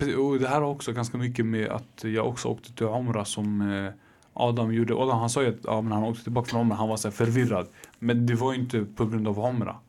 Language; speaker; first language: Swedish; early bilingual, other home language; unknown